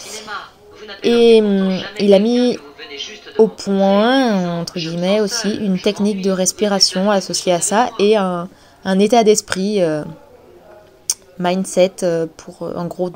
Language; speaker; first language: French; native; French